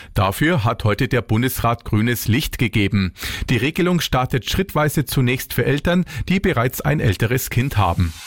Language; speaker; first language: German; native; German